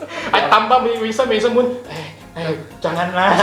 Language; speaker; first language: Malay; non-native, local second language; Chinese